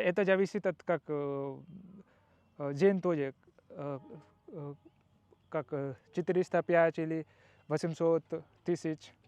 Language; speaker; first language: Russian; non-native, learner; Hindi